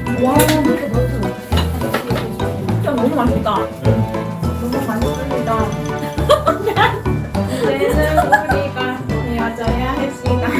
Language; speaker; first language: Korean; non-native, learner; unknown